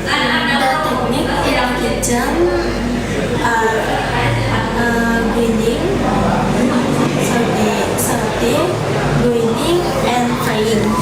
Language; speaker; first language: English; non-native, learner; Indonesian